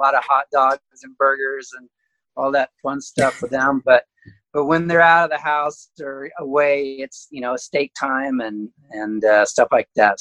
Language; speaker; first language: English; native; English